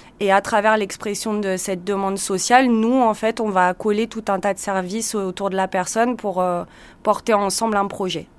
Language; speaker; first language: French; native; French